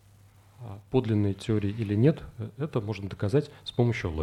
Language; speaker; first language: Russian; native; Russian